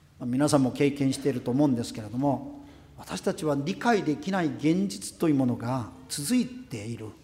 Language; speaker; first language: Japanese; non-native, fluent; Korean